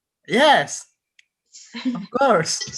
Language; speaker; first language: English; non-native, learner; Indonesian